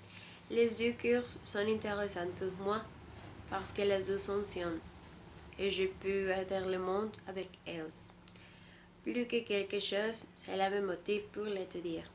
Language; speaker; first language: French; non-native, learner; Spanish